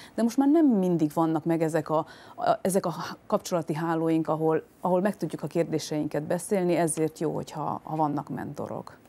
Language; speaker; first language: Hungarian; native; Hungarian